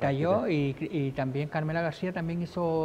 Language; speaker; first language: Spanish; native; Spanish